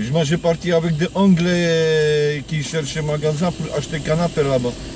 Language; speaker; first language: French; non-native, learner; Polish